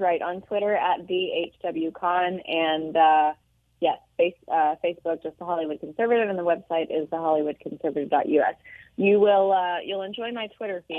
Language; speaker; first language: English; native; English